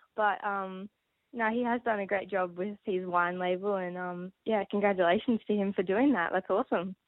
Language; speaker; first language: English; native; English